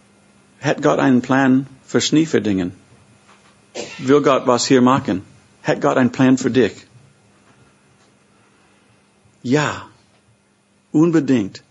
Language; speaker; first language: German; non-native, fluent; English